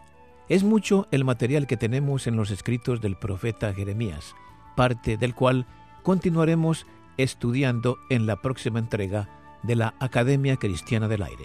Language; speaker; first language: Spanish; native; Spanish